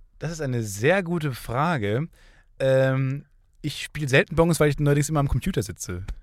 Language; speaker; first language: German; native; German